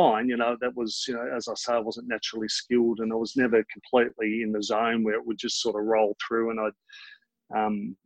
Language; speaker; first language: English; native; English